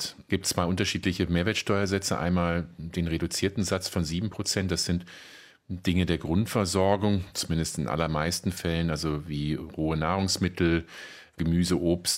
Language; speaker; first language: German; native; German